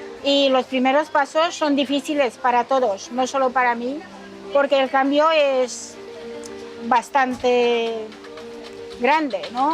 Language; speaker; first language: Spanish; non-native, fluent; Romanian